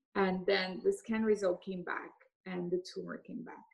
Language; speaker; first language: English; early bilingual, other home language; French